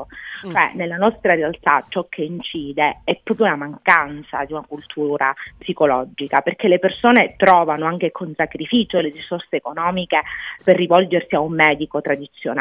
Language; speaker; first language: Italian; native; Italian